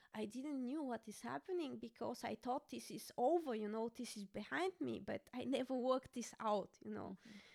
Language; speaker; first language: English; non-native, fluent; Bulgarian